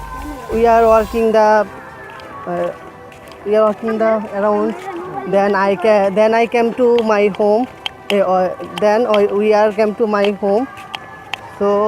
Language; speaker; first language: English; non-native, learner; Bangla